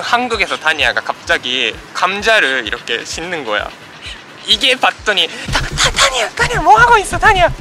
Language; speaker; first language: Korean; non-native, fluent; Japanese